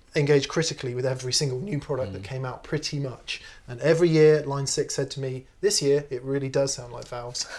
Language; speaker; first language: English; native; English